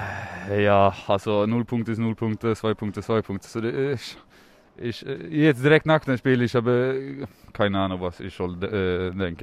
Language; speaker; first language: German; non-native, learner; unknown